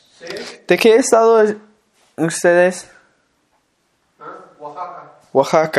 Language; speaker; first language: Spanish; non-native, learner; English